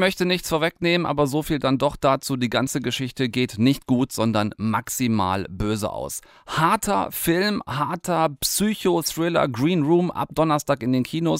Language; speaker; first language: German; native; German